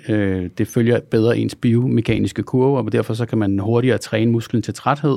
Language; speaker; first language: Danish; native; Danish